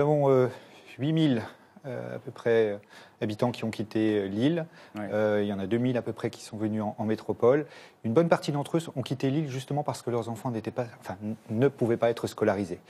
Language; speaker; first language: French; native; French